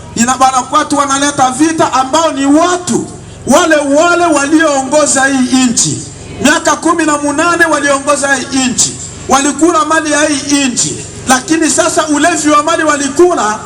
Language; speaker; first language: Swahili; native; Swahili